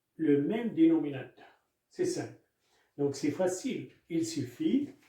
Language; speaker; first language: French; non-native, local second language; Arabic